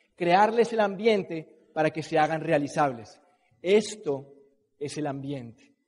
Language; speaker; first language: Spanish; native; Spanish